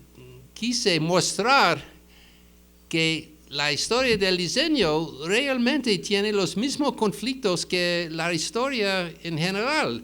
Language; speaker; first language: Spanish; non-native, fluent; English